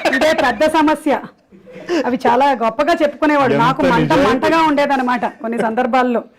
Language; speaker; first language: Telugu; non-native, local second language; Malayalam